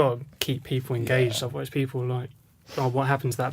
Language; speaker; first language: English; native; English